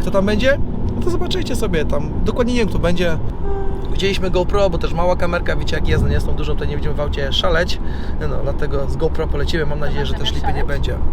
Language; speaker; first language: Polish; native; Polish